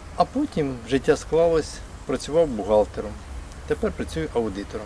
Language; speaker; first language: Ukrainian; native; Ukrainian